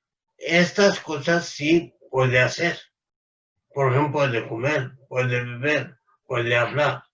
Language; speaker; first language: Spanish; non-native, fluent; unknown